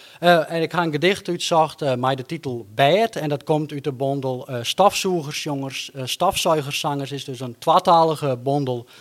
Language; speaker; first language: Dutch; non-native, local second language; Western Frisian